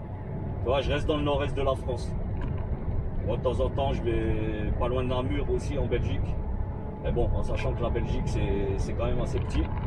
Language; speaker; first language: French; native; French